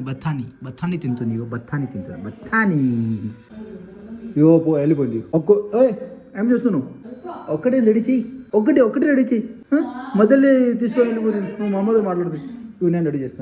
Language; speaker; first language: Telugu; non-native, learner; Hindi